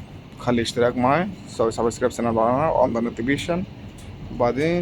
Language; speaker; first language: Arabic; non-native, learner; Bangla